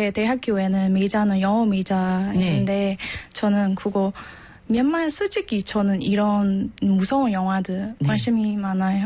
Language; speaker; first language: Korean; non-native, learner; Burmese